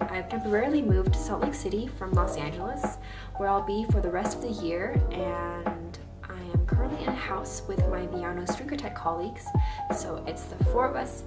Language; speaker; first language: English; native; English